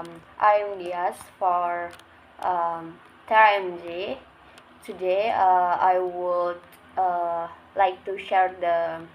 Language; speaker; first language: English; non-native, learner; Indonesian